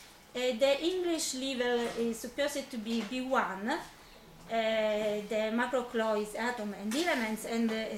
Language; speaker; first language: English; non-native, fluent; Italian